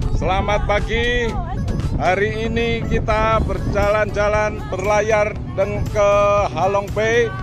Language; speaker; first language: Indonesian; non-native, learner; Vietnamese